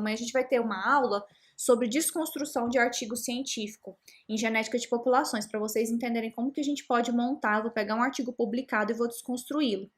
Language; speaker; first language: Portuguese; native; Portuguese